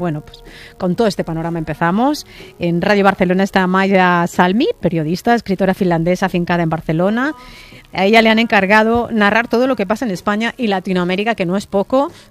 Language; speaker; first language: Spanish; native; Spanish